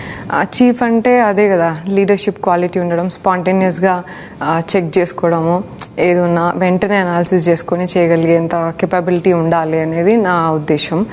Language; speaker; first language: Telugu; native; Telugu